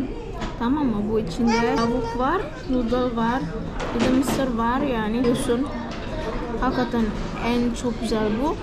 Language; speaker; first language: Turkish; non-native, learner; Indonesian